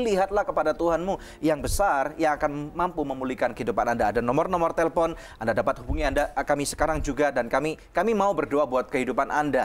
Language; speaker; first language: Indonesian; native; Indonesian